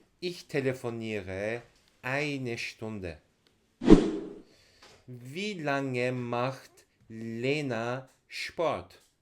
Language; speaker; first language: German; non-native, fluent; Turkish